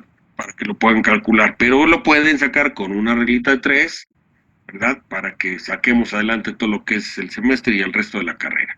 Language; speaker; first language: Spanish; native; Spanish